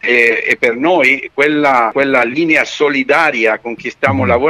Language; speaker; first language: Italian; non-native, fluent; Spanish